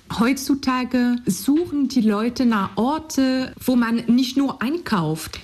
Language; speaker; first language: German; non-native, fluent; French